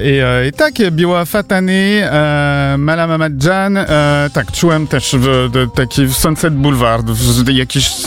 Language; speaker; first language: Polish; non-native, learner; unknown